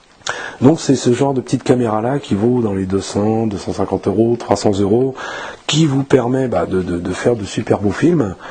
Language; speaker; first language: French; native; French